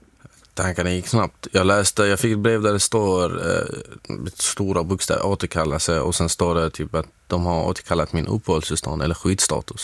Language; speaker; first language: Swedish; non-native, fluent; Arabic